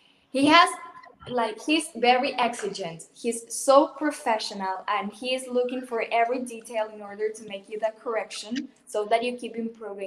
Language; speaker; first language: English; non-native, fluent; Spanish